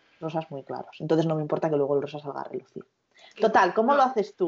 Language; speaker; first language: Spanish; native; Spanish